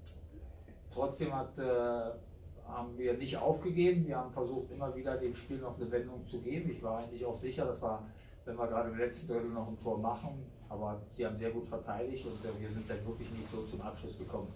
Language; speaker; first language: German; native; German